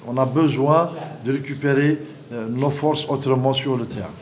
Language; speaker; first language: French; non-native, local second language; Arabic